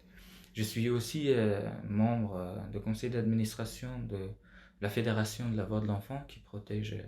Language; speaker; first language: French; non-native, fluent; Persian